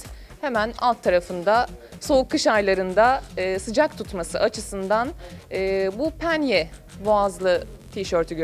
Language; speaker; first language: Turkish; native; Turkish